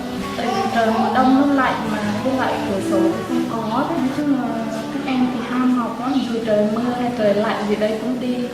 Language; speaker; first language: Vietnamese; native; Vietnamese